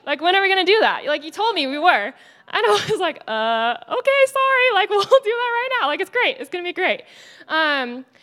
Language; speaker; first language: English; native; English